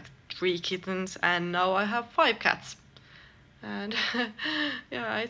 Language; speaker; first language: English; non-native, fluent; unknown